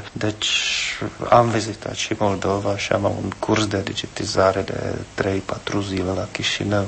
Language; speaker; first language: Romanian; non-native, fluent; Czech